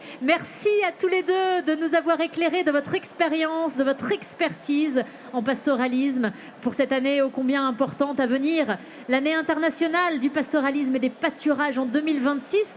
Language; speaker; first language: French; native; French